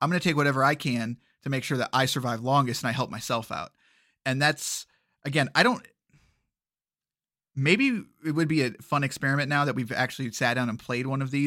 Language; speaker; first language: English; native; English